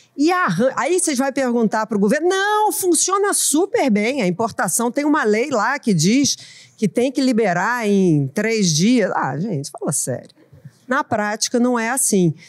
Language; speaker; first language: Portuguese; native; Portuguese